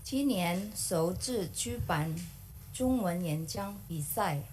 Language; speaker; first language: Chinese; non-native, learner; Indonesian